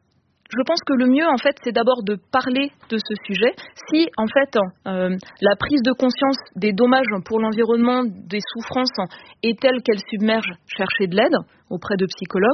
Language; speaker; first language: French; native; French